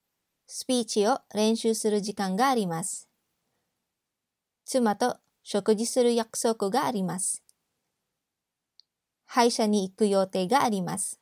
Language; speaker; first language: Japanese; non-native, fluent; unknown